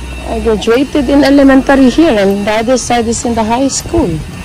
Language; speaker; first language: English; non-native, local second language; Aklanon